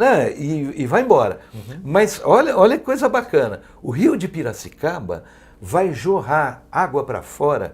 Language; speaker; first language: Portuguese; native; Portuguese